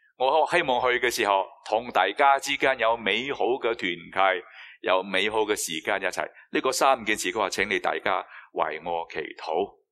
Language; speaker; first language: Cantonese; non-native, fluent; Chinese